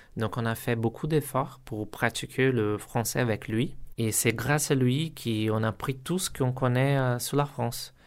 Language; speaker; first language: French; non-native, learner; Portuguese